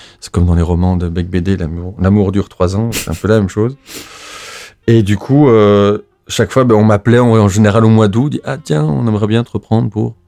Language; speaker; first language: French; native; French